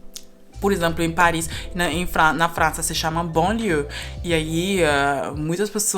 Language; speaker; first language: Portuguese; non-native, fluent; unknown